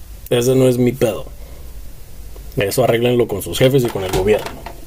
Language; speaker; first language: Spanish; early bilingual, heritage; Spanish